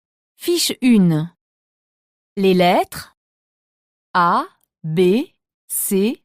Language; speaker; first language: French; native; French